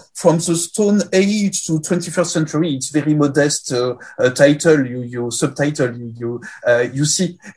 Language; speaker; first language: English; non-native, fluent; French